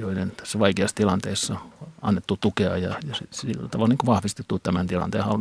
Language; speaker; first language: Finnish; native; Finnish